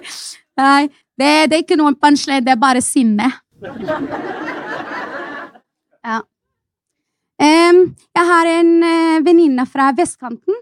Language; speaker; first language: Norwegian; non-native, fluent; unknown